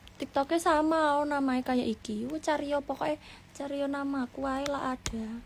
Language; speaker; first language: Indonesian; non-native, local second language; Javanese